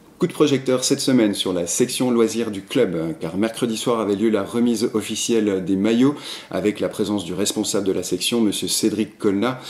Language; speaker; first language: French; native; French